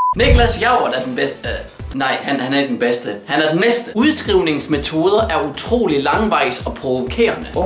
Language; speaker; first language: Danish; native; Danish